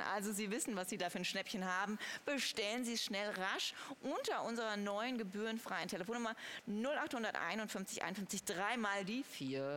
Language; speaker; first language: German; native; German